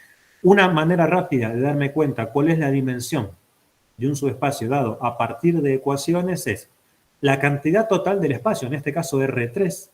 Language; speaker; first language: Spanish; native; Spanish